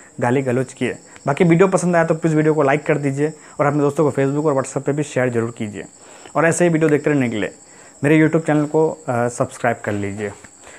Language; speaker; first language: Hindi; non-native, local second language; Assamese